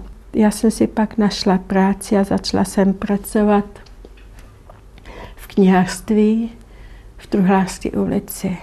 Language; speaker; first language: Czech; non-native, local second language; German